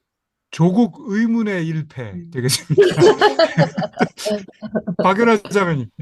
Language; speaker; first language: Korean; native; Korean